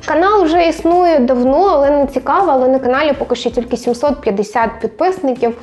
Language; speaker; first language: Ukrainian; non-native, local second language; Russian